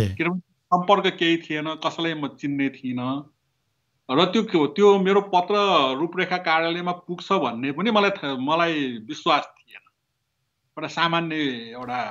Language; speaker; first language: Nepali; non-native, local second language; Newari